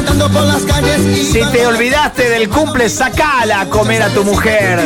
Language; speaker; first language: Spanish; native; Spanish